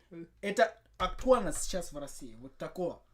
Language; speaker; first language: Russian; non-native, fluent; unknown